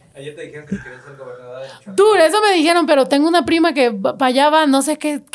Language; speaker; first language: Spanish; early bilingual, heritage; Spanish